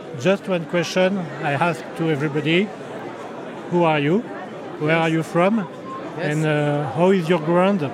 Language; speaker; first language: English; non-native, learner; French